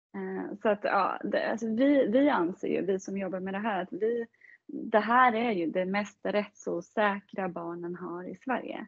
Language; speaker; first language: Swedish; native; Swedish